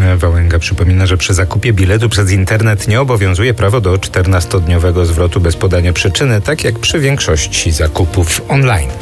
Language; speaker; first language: Polish; native; Polish